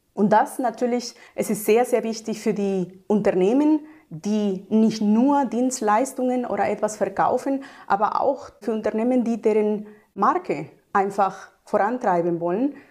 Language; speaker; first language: German; non-native, fluent; Spanish